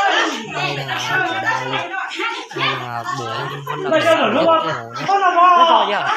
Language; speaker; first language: Vietnamese; non-native, local second language; Hmong